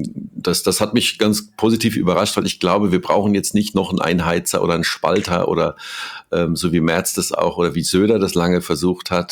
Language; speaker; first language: German; native; German